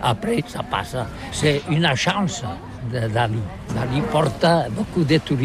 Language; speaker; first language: French; non-native, learner; Catalan